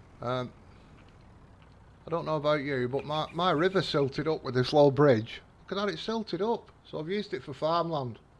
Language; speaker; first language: English; native; English